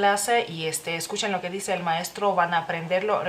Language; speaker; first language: Spanish; non-native, fluent; Lithuanian